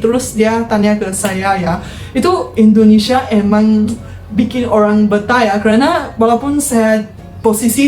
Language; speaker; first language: Indonesian; non-native, fluent; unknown